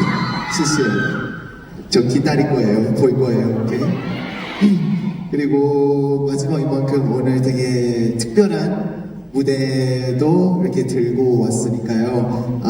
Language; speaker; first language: Korean; non-native, fluent; Thai